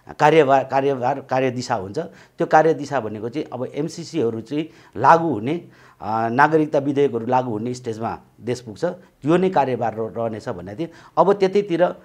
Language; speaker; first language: Nepali; native; Nepali